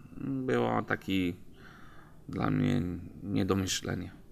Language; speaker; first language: Polish; non-native, learner; Italian